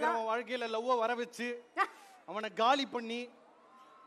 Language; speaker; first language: Tamil; native; Tamil